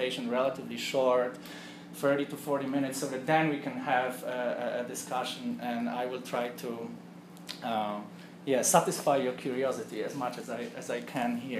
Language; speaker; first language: English; non-native, fluent; Polish